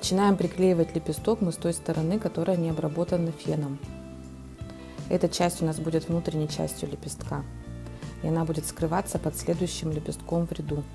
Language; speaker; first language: Russian; native; Russian